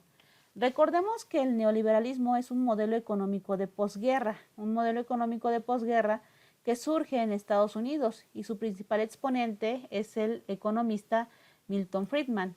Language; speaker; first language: Spanish; native; Spanish